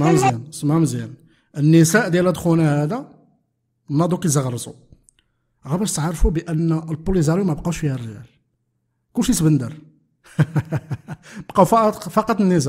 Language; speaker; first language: Arabic; native; Arabic